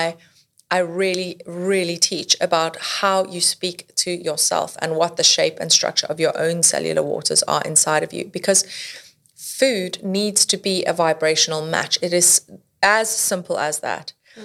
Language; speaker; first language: English; native; English